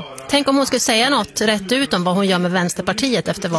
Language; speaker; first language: Swedish; native; Swedish